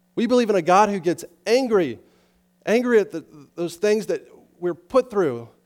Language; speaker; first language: English; native; English